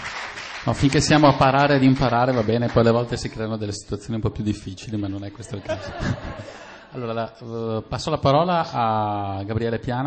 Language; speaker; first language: Italian; native; Italian